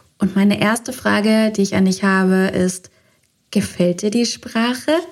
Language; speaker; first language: German; native; German